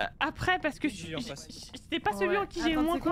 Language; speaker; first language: French; native; French